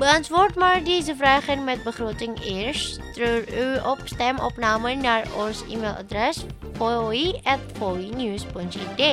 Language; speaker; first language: Dutch; non-native, learner; Indonesian